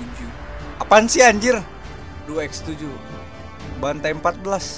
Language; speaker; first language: Indonesian; native; Indonesian